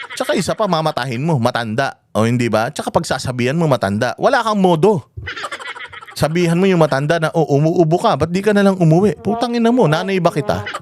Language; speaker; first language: Filipino; native; Filipino